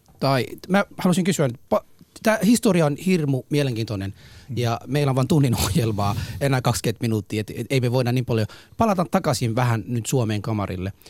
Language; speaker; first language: Finnish; non-native, fluent; Somali